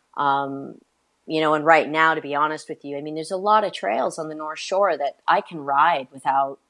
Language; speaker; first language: English; native; English